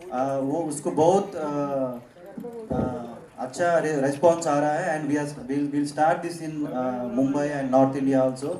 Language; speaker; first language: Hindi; non-native, local second language; Telugu